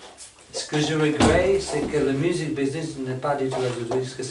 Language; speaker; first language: French; non-native, fluent; English